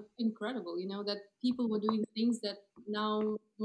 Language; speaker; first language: English; non-native, fluent; Kazakh